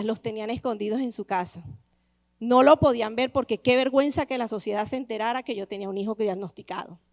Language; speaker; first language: Spanish; native; Spanish